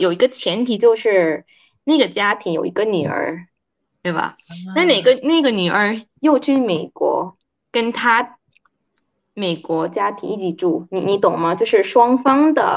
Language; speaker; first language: Chinese; early bilingual, heritage; Chinese